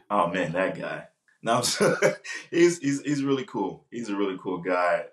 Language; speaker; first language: English; native; English